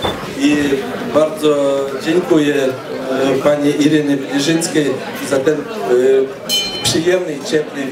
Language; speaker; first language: Polish; early bilingual, heritage; Ukrainian